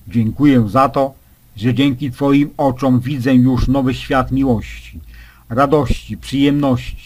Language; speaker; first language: Polish; native; Polish